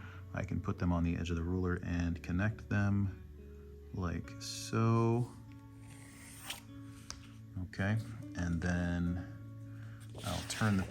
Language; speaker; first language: English; native; English